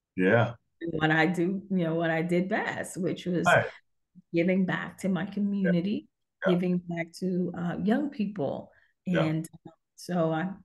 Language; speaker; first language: English; native; English